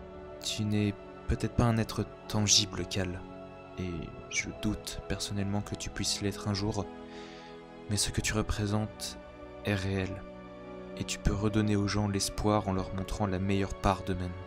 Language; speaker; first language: French; native; French